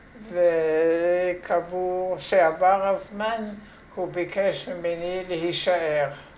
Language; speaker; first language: Hebrew; non-native, fluent; French